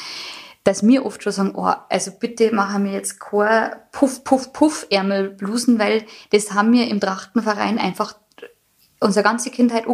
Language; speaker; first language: German; native; German